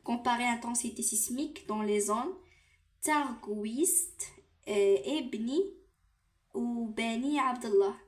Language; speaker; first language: French; non-native, local second language; Arabic